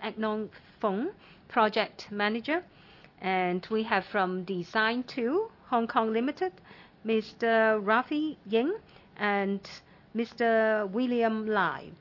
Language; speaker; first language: English; non-native, local second language; Cantonese